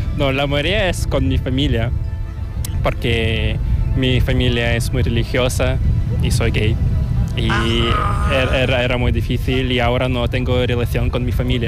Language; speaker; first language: Spanish; non-native, learner; Korean